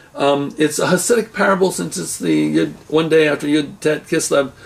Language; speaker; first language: English; native; English